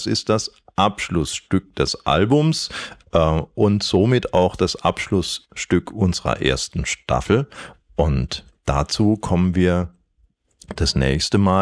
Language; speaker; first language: German; native; German